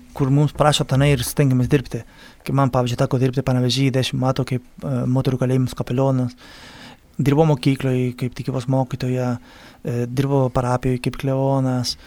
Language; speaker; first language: Lithuanian; non-native, fluent; Spanish